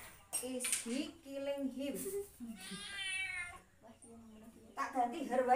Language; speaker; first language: English; non-native, learner; Indonesian